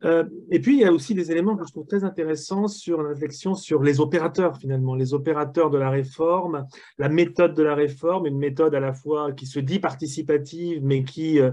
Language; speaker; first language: French; native; French